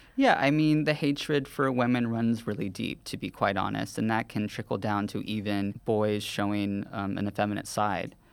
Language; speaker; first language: English; native; English